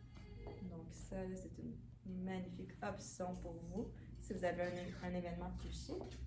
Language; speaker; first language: French; native; French